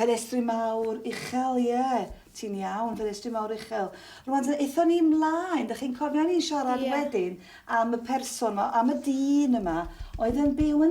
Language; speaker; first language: Welsh; native; Welsh